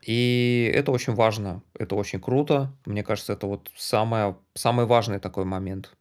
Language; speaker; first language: Russian; native; Russian